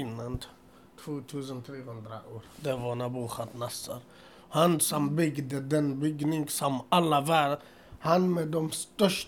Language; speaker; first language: Swedish; non-native, learner; Assyrian Neo-Aramaic